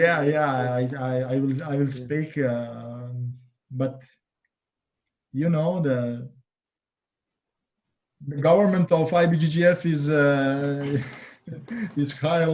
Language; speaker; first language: English; non-native, learner; Croatian